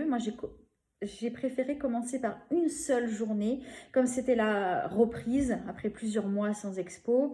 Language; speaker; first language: French; native; French